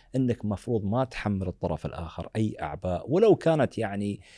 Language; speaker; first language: Arabic; native; Arabic